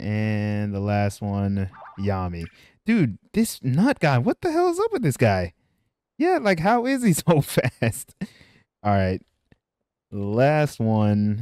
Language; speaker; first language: English; native; English